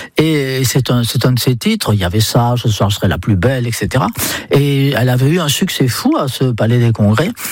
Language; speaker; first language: French; non-native, fluent; English